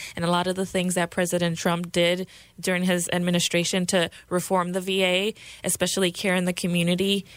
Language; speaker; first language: English; early bilingual, other home language; Spanish